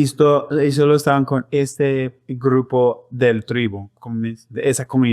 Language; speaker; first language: Spanish; non-native, fluent; English